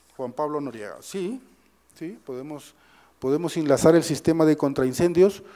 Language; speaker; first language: Spanish; native; Spanish